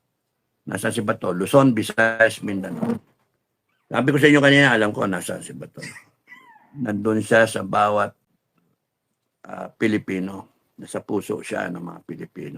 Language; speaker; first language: Filipino; native; Filipino